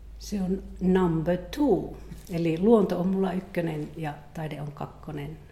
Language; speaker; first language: Finnish; native; Finnish